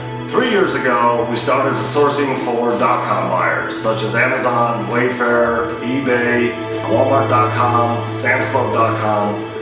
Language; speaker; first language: English; native; English